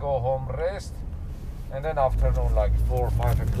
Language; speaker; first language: English; non-native, learner; Armenian